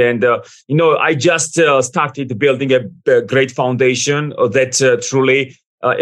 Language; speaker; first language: English; non-native, fluent; Georgian